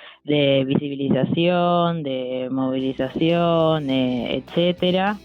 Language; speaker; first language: Spanish; native; Spanish